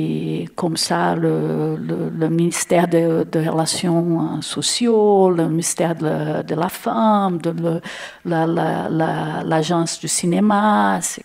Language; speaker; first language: French; non-native, learner; Portuguese